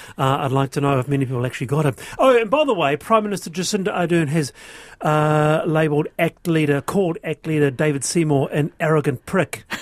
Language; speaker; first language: English; native; English